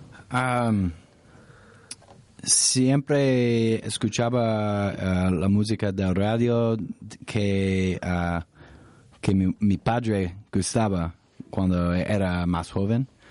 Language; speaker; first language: Spanish; non-native, learner; English